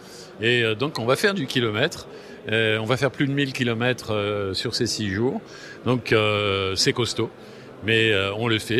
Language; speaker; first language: French; native; French